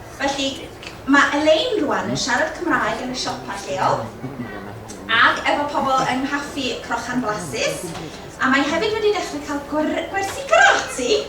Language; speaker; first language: Welsh; native; Welsh